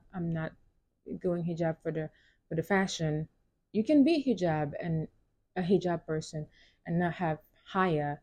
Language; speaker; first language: English; early bilingual, other home language; Wolof